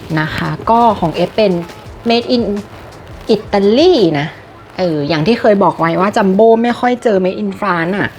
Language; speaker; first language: Thai; native; Thai